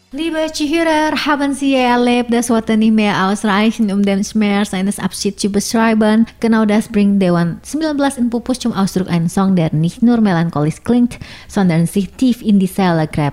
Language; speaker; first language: German; non-native, fluent; Indonesian